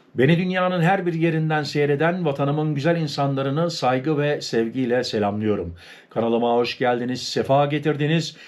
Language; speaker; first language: Turkish; early bilingual, heritage; Turkish